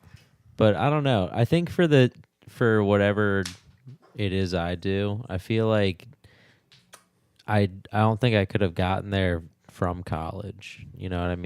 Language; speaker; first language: English; native; English